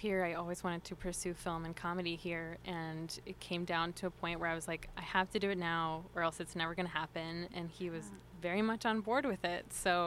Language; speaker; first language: English; early bilingual, other home language; Spanish